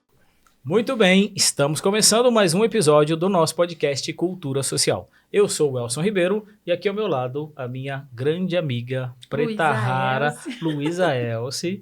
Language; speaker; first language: Portuguese; native; Portuguese